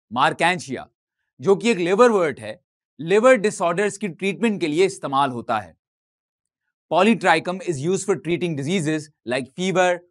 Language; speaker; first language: Urdu; native; Urdu